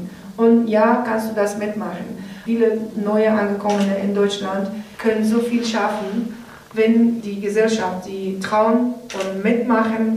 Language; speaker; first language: German; non-native, learner; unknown